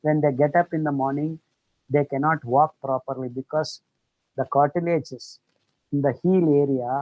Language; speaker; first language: English; non-native, local second language; Kannada